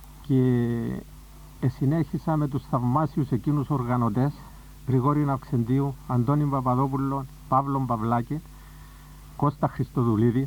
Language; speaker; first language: Greek; native; Greek